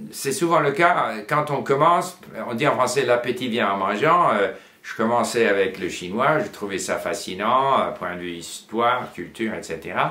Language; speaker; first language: French; non-native, fluent; English